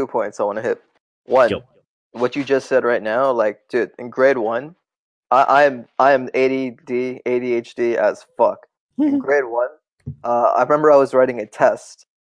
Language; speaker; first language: English; non-native, fluent; Tamil